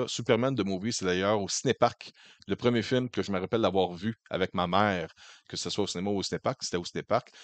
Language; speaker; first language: French; native; French